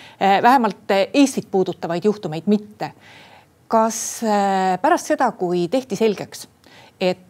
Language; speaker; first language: Estonian; native; Estonian